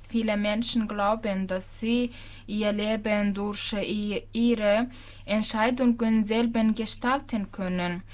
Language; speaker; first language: German; non-native, fluent; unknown